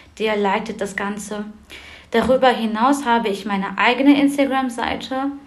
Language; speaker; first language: German; early bilingual, other home language; Turkish